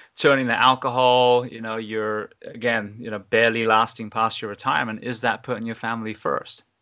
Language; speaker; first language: English; native; English